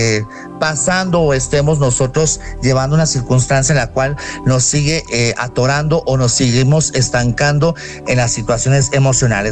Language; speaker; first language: Spanish; native; Spanish